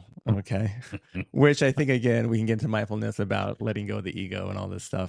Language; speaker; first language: English; native; English